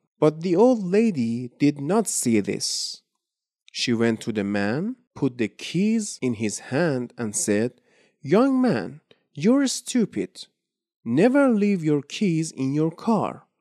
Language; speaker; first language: English; non-native, fluent; Persian